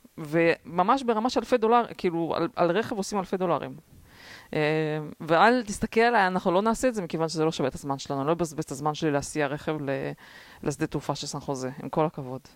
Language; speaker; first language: Hebrew; early bilingual, other home language; Russian